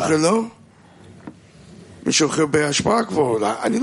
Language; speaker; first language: Hebrew; non-native, fluent; Russian